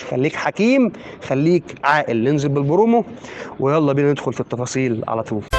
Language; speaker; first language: Arabic; native; Arabic